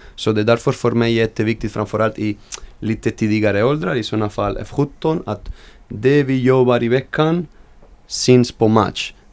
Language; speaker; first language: Swedish; non-native, fluent; Spanish